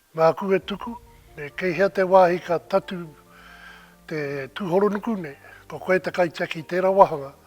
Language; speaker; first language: Māori; native; Māori